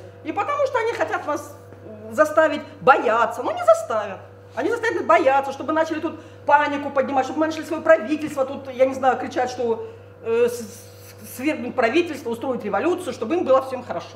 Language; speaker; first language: Russian; native; Russian